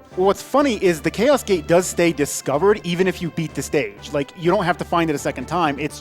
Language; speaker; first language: English; native; English